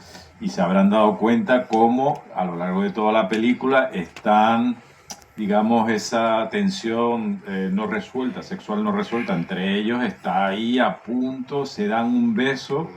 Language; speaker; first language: Spanish; native; Spanish